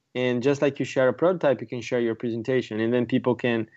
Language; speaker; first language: English; non-native, fluent; Portuguese